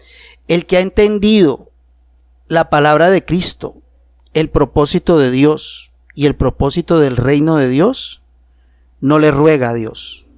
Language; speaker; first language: Spanish; native; Spanish